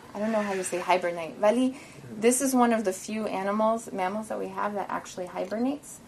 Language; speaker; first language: English; early bilingual, other home language; Persian